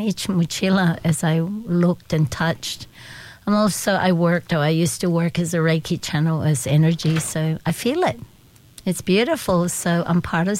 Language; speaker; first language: English; early bilingual, other home language; Spanish